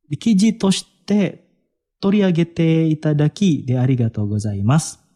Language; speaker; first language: Japanese; non-native, fluent; Indonesian